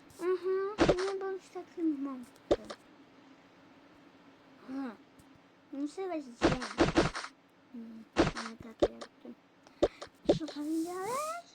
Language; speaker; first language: Polish; early bilingual, heritage; Polish